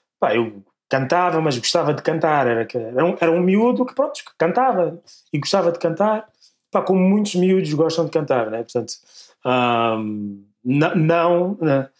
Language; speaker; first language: Portuguese; native; Portuguese